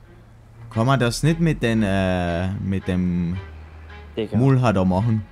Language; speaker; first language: German; native; German